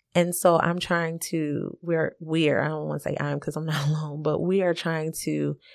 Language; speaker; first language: English; native; English